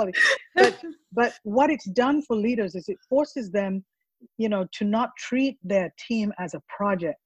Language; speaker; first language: English; non-native, local second language; Ganda